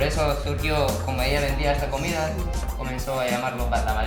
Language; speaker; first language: Spanish; non-native, fluent; Japanese